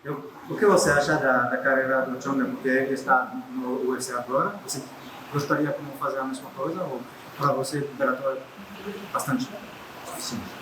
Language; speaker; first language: Portuguese; non-native, learner; French